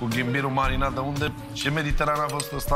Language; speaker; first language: Romanian; native; Romanian